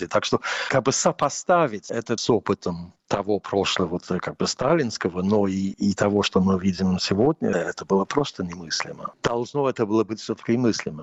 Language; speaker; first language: Russian; non-native, fluent; English